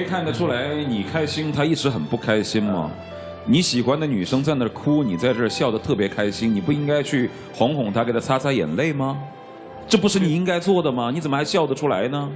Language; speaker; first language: Chinese; native; Chinese